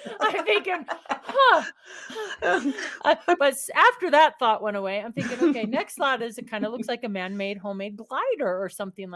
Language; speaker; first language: English; native; English